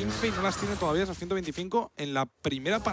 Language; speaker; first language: Spanish; native; Spanish